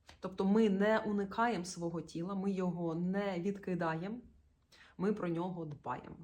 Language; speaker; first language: Ukrainian; native; Ukrainian